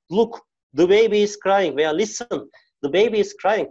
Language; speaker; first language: English; non-native, fluent; Turkish